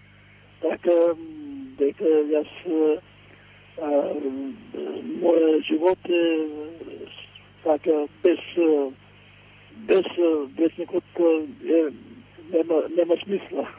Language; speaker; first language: Bulgarian; non-native, local second language; Macedonian